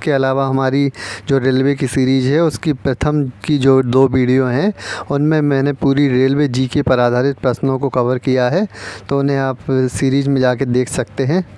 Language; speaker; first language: Hindi; native; Hindi